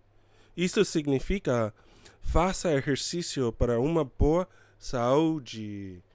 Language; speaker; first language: Portuguese; non-native, learner; English